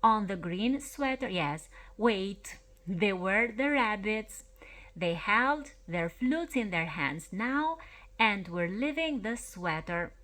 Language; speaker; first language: English; non-native, fluent; Albanian